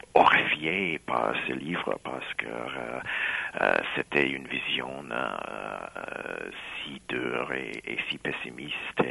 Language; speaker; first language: French; non-native, fluent; English